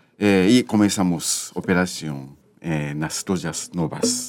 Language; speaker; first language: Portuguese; non-native, learner; Japanese